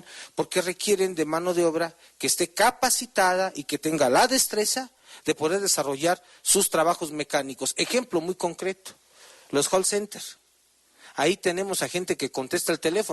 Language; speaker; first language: Spanish; native; Spanish